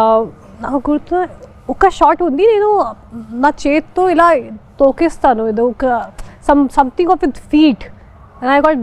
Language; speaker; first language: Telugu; non-native, fluent; Hindi